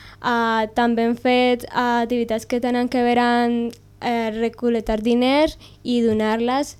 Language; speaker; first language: Catalan; non-native, learner; Spanish